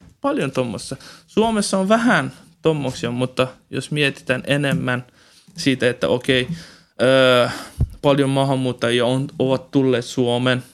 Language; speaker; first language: Finnish; non-native, learner; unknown